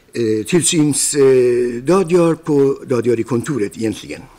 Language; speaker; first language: Swedish; non-native, fluent; Persian